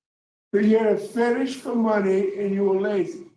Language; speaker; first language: English; native; English